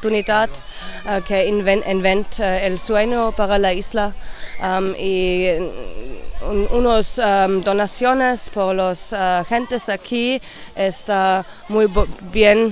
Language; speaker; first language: Spanish; non-native, learner; German